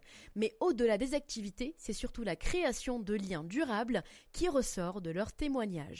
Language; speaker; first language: French; native; French